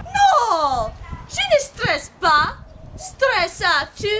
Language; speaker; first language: French; non-native, learner; English